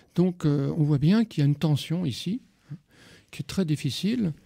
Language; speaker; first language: French; native; French